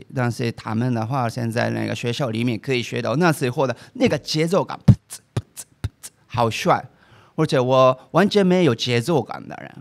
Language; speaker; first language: Chinese; non-native, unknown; Japanese